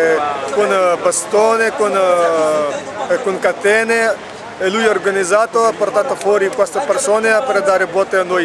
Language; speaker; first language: Italian; non-native, learner; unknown